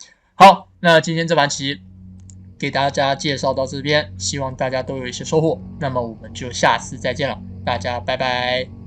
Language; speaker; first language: Chinese; native; Chinese